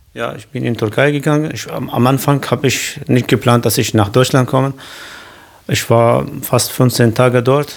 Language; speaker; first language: German; non-native, learner; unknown